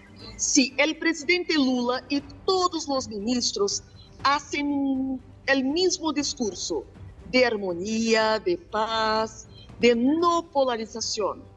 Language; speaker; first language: Spanish; non-native, fluent; Portuguese